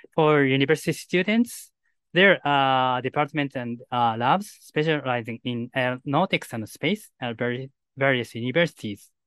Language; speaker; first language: English; non-native, fluent; Japanese